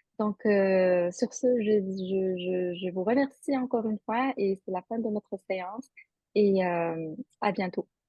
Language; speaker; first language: French; non-native, local second language; Arabic